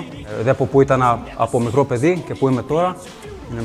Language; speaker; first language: Greek; early bilingual, heritage; English